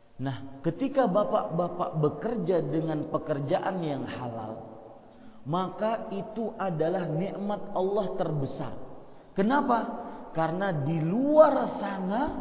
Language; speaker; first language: Indonesian; native; Indonesian